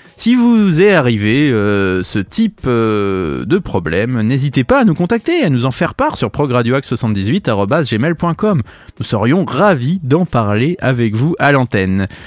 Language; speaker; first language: French; native; French